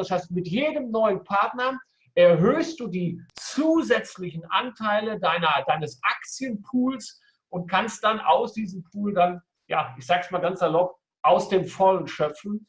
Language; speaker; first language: German; native; German